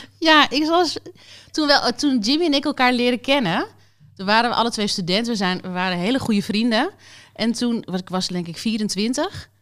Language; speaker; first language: Dutch; native; Dutch